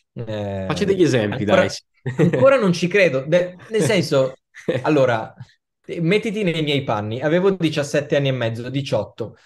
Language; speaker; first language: Italian; native; Italian